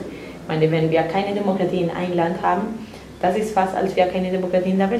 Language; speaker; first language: German; non-native, fluent; Spanish